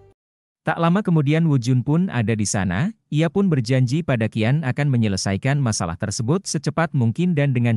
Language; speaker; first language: Indonesian; native; Indonesian